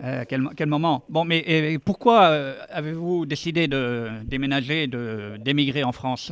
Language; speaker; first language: French; non-native, fluent; Spanish